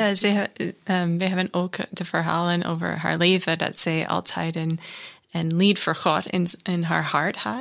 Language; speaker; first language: Dutch; non-native, learner; English